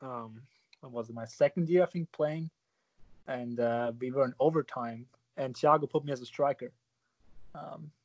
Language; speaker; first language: English; non-native, fluent; German